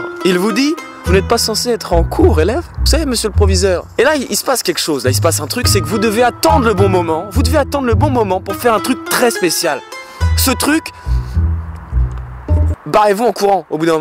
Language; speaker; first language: French; native; French